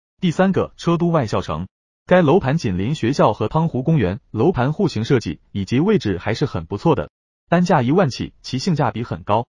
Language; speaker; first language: Chinese; native; Chinese